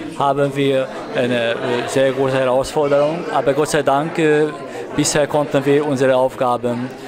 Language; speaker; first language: German; non-native, fluent; Hungarian